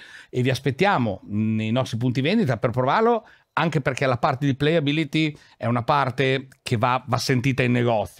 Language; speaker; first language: Italian; native; Italian